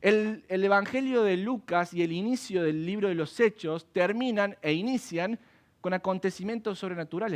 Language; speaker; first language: Spanish; native; Spanish